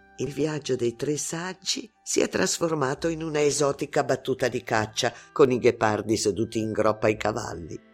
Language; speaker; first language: Italian; non-native, fluent; Arabic